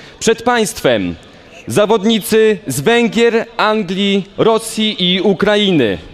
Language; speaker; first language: Polish; native; Polish